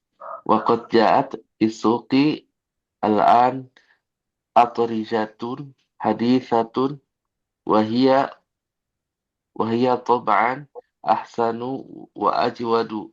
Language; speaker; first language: Arabic; non-native, learner; Indonesian